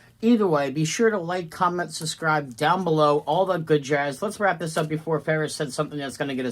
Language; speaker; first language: English; native; English